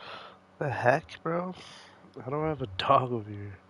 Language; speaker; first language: English; native; English